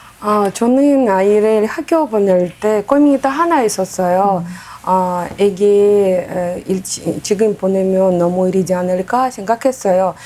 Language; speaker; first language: Korean; non-native, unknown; Uzbek